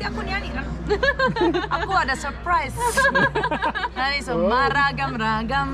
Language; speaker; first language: Indonesian; early bilingual, heritage; Indonesian